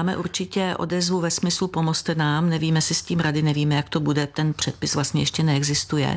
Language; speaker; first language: Czech; native; Czech